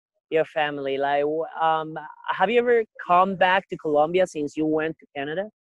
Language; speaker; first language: English; non-native, fluent; Spanish